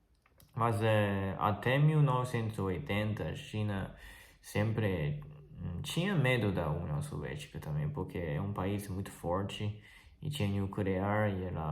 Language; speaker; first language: Portuguese; non-native, fluent; Chinese